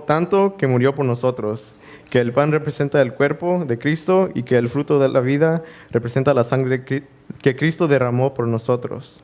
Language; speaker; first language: Spanish; early bilingual, heritage; Spanish